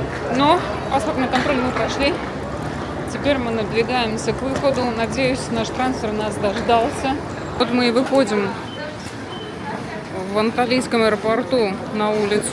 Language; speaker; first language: Russian; native; Russian